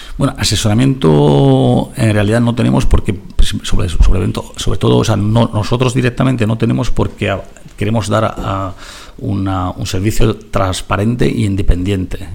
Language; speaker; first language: Spanish; non-native, fluent; Italian